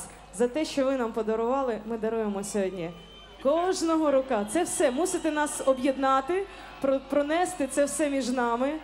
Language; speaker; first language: Ukrainian; early bilingual, heritage; English